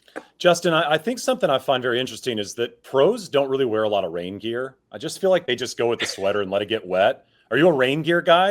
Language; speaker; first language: English; native; English